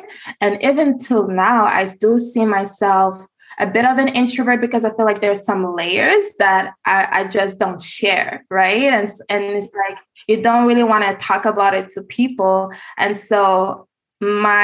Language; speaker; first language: English; native; English